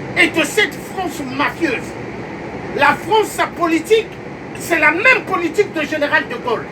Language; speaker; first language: French; native; French